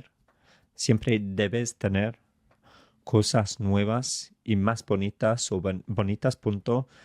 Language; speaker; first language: Spanish; non-native, fluent; English